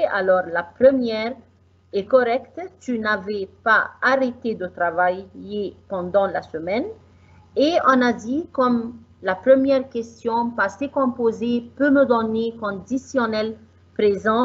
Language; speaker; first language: French; non-native, fluent; Arabic